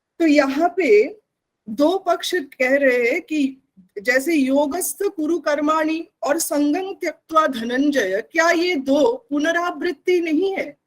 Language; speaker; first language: Hindi; non-native, local second language; Bangla